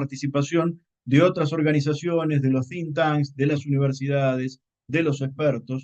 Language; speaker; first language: Spanish; native; Spanish